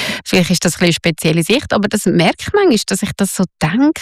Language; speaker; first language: German; native; German